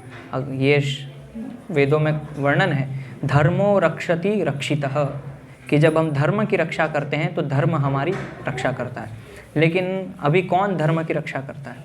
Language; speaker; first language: Hindi; native; Hindi